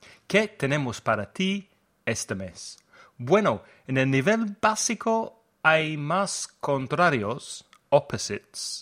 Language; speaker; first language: Spanish; non-native, fluent; English